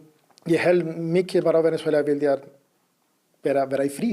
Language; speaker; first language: Icelandic; non-native, learner; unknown